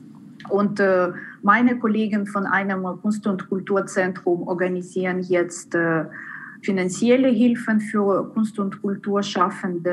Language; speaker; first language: German; non-native, fluent; Ukrainian